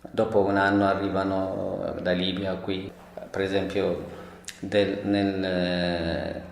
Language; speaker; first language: Italian; non-native, learner; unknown